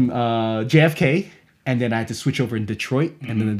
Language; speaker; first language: English; native; English